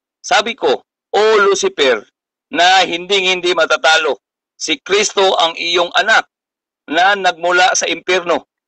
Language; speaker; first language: Filipino; non-native, local second language; Cebuano